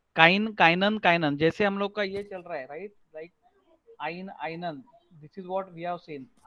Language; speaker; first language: Hindi; non-native, local second language; Marathi